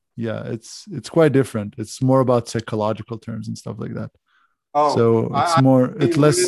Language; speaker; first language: English; non-native, fluent; Hebrew